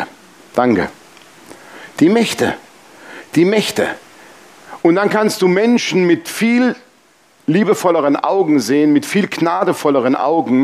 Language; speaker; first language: German; native; German